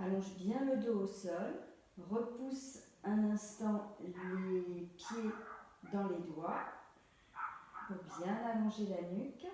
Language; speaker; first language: French; native; French